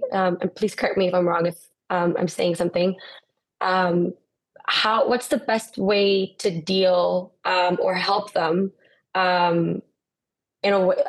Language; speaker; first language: English; non-native, fluent; Spanish